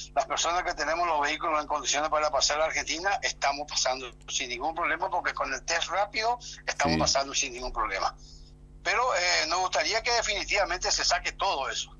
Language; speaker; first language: Spanish; native; Spanish